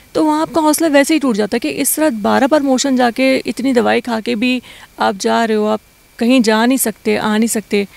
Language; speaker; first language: Hindi; native; Hindi